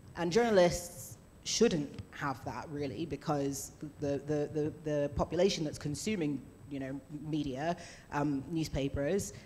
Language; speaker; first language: English; native; English